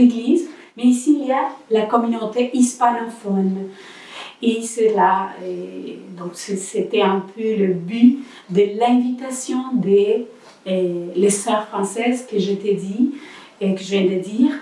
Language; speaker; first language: French; non-native, learner; Spanish